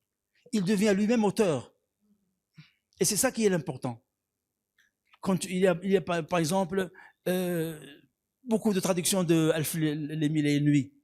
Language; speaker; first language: French; non-native, local second language; Arabic